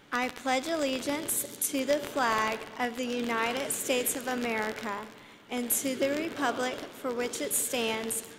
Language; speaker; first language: English; native; English